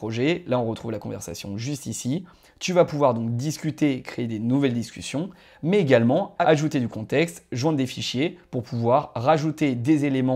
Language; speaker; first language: French; native; French